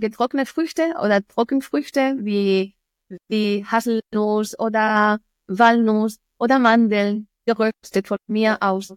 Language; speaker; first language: German; non-native, fluent; Spanish